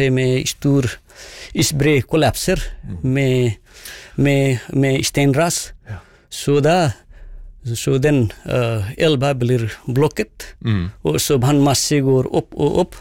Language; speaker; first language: Norwegian; non-native, fluent; Nepali